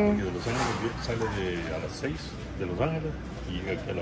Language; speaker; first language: Spanish; native; Spanish